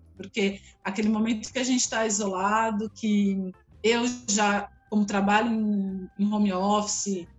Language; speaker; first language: Portuguese; native; Portuguese